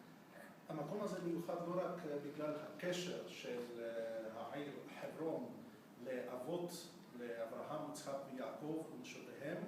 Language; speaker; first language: Hebrew; non-native, fluent; Russian